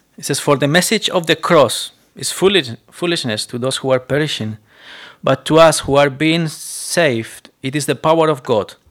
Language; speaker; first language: English; non-native, fluent; Spanish